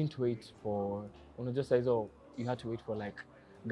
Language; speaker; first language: English; non-native, local second language; Kikuyu